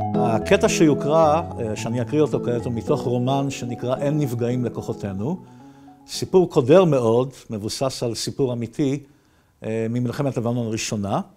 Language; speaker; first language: Hebrew; native; Hebrew